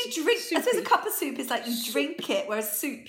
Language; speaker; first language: English; native; English